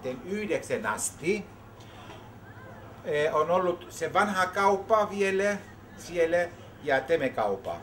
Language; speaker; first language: Finnish; non-native, learner; Greek